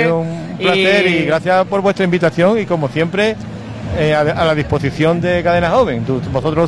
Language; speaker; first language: Spanish; native; Spanish